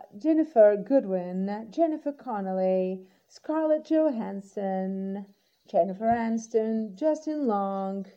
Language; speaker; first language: English; non-native, fluent; Portuguese